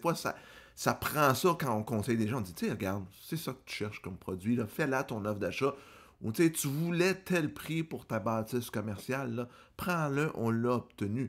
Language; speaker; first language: French; native; French